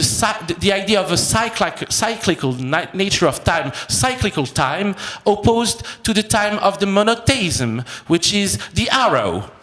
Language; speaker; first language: English; non-native, fluent; French